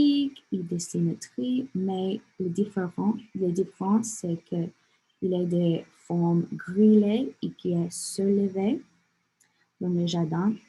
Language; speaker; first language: French; non-native, learner; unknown